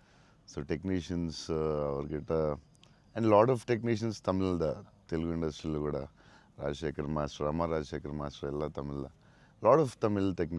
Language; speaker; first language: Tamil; non-native, local second language; Telugu